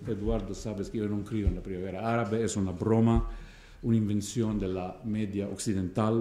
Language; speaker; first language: Spanish; non-native, fluent; Arabic